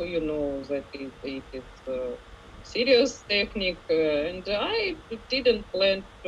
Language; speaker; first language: English; non-native, fluent; Ukrainian